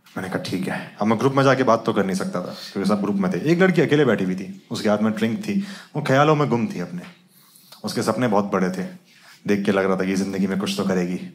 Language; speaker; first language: Hindi; native; Hindi